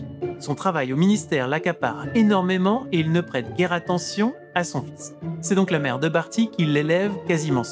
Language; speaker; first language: French; native; French